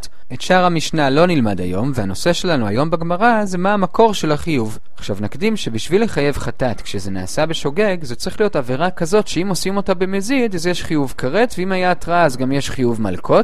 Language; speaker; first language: Hebrew; native; Hebrew